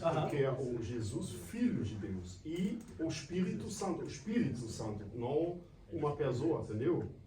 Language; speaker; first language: Portuguese; non-native, learner; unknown